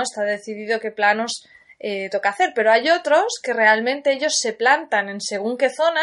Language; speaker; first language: Spanish; native; Spanish